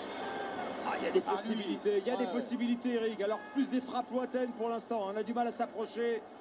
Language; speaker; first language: French; native; French